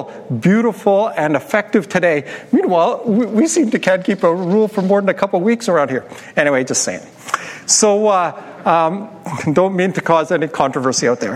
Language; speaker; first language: English; native; English